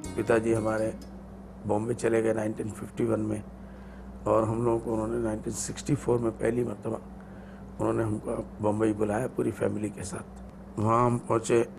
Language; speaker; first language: Hindi; non-native, local second language; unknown